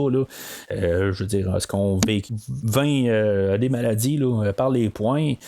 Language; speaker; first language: French; native; French